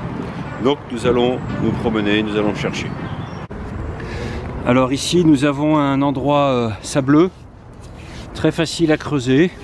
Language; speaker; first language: French; native; French